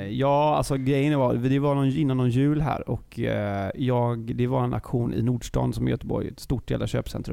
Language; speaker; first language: Swedish; native; Swedish